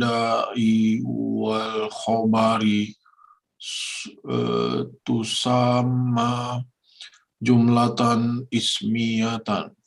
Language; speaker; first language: Arabic; non-native, learner; Indonesian